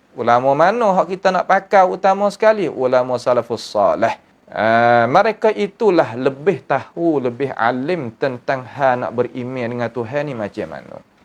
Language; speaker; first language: Malay; native; Malay